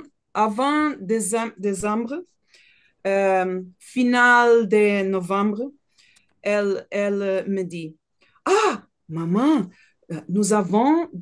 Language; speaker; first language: French; non-native, learner; Portuguese